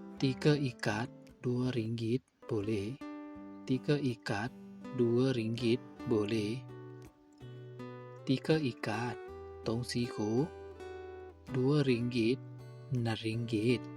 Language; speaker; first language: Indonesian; non-native, learner; Burmese